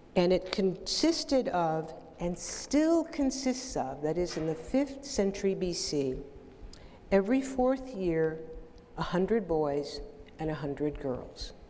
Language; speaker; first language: English; native; English